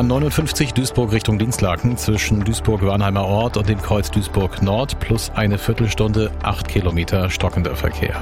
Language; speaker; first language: German; native; German